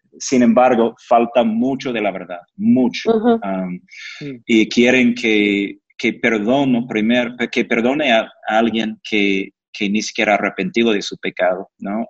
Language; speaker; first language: Spanish; non-native, fluent; English